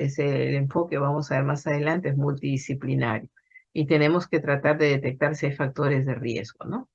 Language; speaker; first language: Spanish; native; Spanish